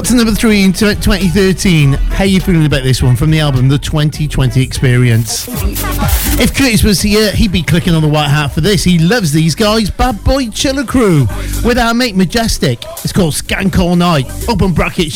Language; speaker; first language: English; native; English